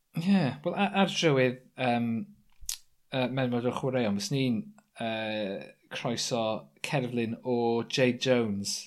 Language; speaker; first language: Welsh; native; Welsh